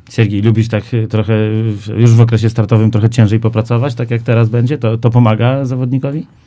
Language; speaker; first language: Polish; native; Polish